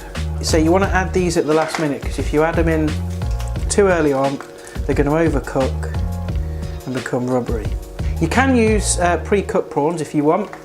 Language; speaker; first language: English; native; English